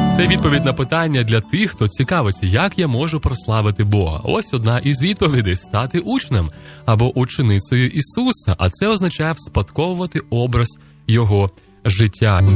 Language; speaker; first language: Ukrainian; native; Ukrainian